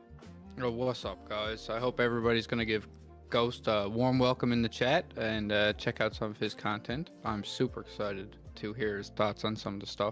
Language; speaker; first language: English; native; English